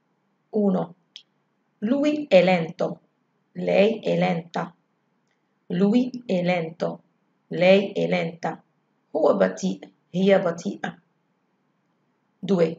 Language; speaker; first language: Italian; non-native, learner; Arabic